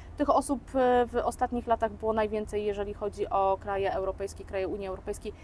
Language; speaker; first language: Polish; native; Polish